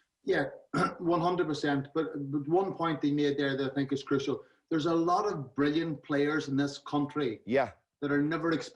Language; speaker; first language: English; native; English